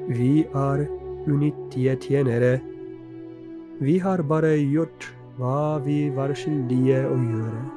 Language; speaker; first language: Norwegian; non-native, fluent; Polish